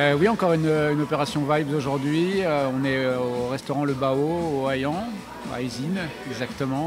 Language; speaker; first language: French; native; French